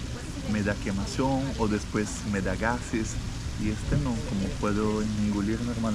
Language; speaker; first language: Spanish; non-native, fluent; Portuguese